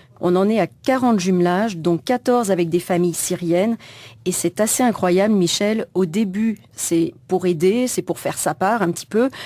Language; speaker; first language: French; native; French